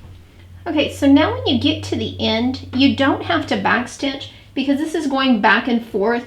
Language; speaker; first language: English; native; English